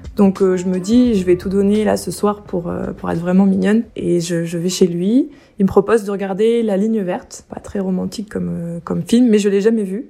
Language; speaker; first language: French; native; French